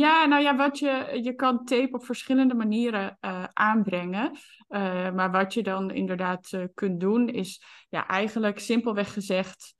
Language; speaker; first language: Dutch; native; Dutch